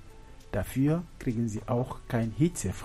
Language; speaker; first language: German; non-native, fluent; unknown